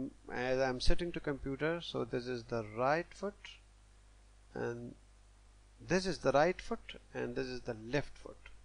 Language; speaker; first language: English; non-native, local second language; Pashto